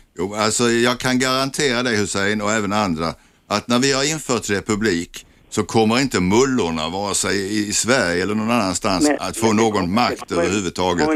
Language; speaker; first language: Swedish; native; Swedish